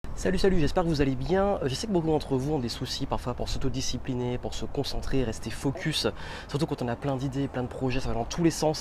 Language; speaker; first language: French; native; French